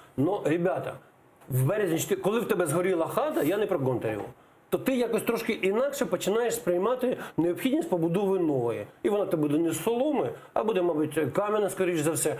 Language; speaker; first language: Ukrainian; native; Ukrainian